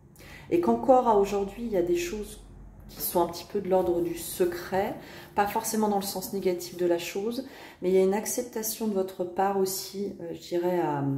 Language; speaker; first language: French; native; French